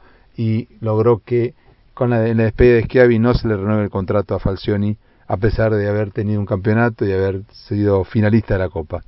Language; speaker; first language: Spanish; native; Spanish